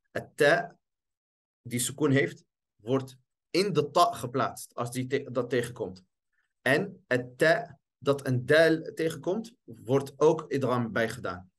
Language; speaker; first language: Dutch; early bilingual, other home language; Arabic